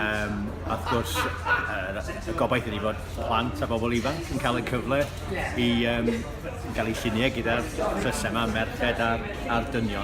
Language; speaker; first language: Welsh; native; Welsh